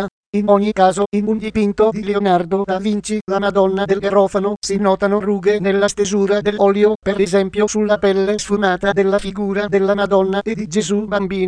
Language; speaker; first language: Italian; native; Italian